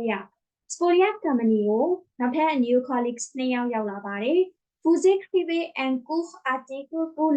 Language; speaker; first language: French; non-native, fluent; Burmese